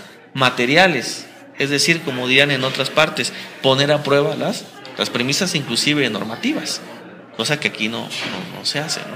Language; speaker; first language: Spanish; native; Spanish